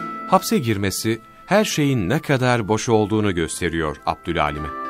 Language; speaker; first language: Turkish; native; Turkish